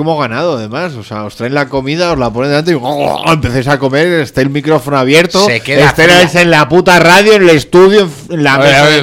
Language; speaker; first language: Spanish; native; Spanish